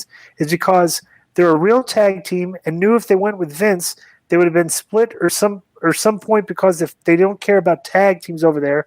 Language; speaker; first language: English; native; English